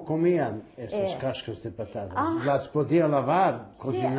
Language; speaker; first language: Spanish; early bilingual, heritage; Ladino